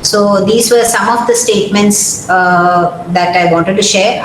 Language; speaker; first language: English; non-native, local second language; Malayalam